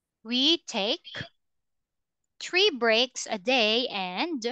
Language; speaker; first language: English; non-native, fluent; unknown